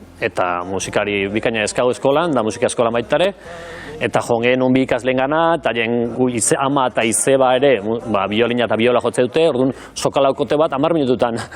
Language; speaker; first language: Basque; native; Basque